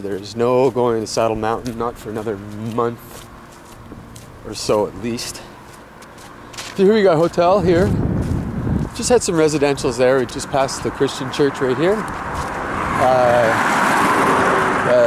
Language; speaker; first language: English; native; English